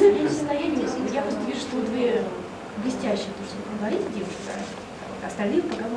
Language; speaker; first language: Russian; native; Russian